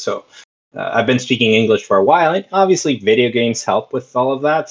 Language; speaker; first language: English; non-native, fluent; Spanish